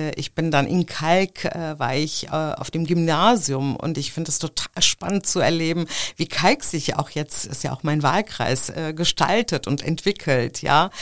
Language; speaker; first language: German; early bilingual, other home language; Turkish